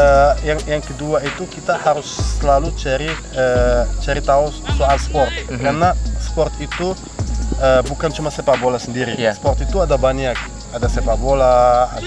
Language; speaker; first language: Indonesian; non-native, fluent; Arabic